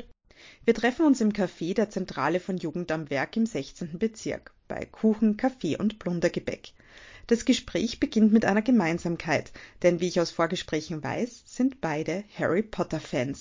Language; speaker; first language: German; native; German